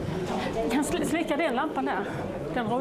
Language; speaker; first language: Swedish; native; Swedish